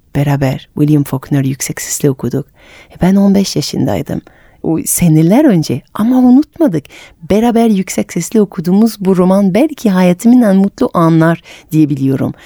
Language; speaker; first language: Turkish; non-native, fluent; French